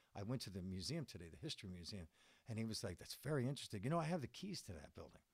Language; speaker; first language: English; native; English